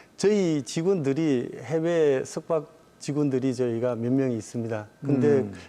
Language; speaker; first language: Korean; native; Korean